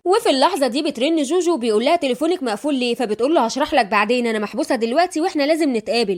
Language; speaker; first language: Arabic; native; Arabic